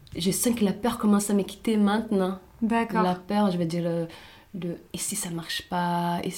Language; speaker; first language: French; non-native, fluent; Portuguese